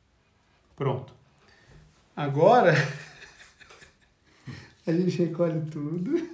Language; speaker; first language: Portuguese; native; Portuguese